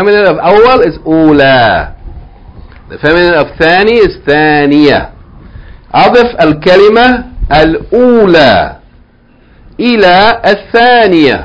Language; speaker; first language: Arabic; non-native, fluent; English